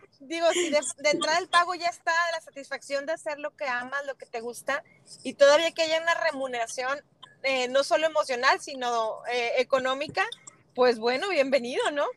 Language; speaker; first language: Spanish; native; Spanish